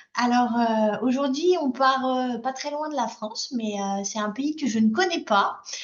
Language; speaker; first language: French; native; French